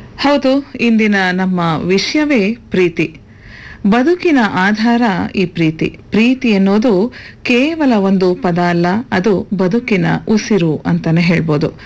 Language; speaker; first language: Kannada; native; Kannada